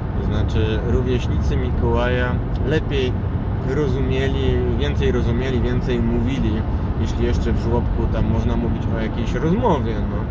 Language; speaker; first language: Polish; native; Polish